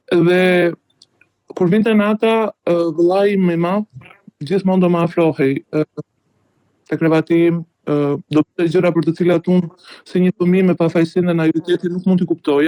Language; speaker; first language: Albanian; native; Albanian